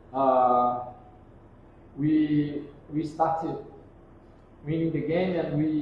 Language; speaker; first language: English; non-native, learner; Portuguese